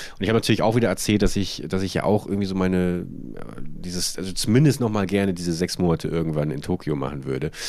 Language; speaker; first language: German; native; German